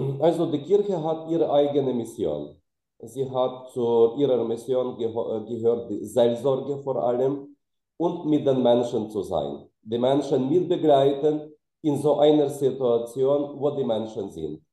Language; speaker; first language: German; non-native, fluent; Ukrainian